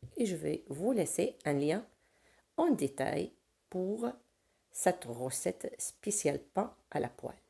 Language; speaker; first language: French; non-native, local second language; Arabic